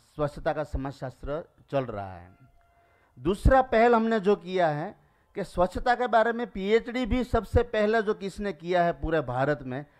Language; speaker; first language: Hindi; non-native, local second language; Gujarati